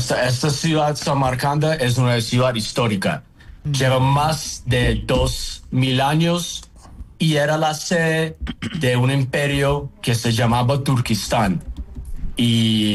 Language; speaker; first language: Spanish; non-native, fluent; Uzbek